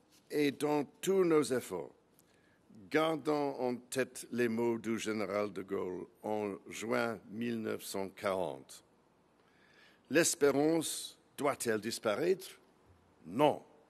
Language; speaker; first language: French; non-native, fluent; English